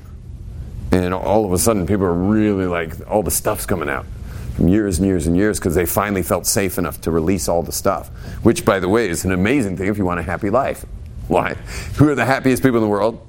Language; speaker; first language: English; native; English